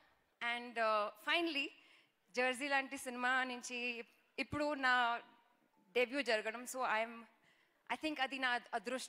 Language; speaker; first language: Telugu; non-native, learner; Kannada